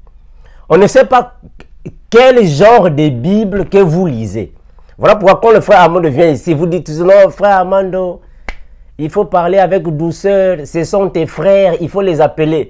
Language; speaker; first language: French; non-native, local second language; Lingala